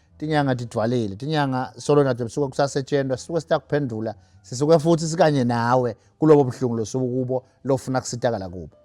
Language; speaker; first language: Zulu; non-native, local second language; Swati